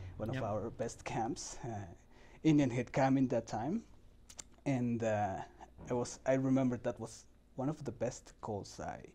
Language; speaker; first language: English; non-native, fluent; Spanish